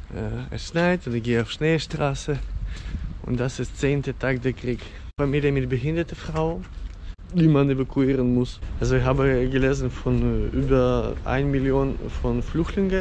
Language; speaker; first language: German; non-native, fluent; Ukrainian